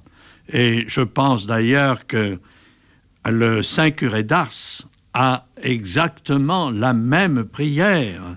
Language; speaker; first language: French; native; French